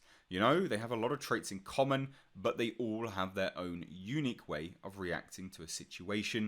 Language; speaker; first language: English; native; English